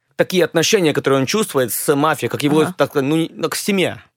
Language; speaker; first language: Russian; early bilingual, other home language; English